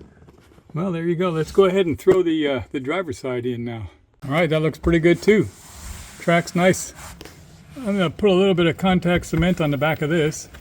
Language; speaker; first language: English; native; English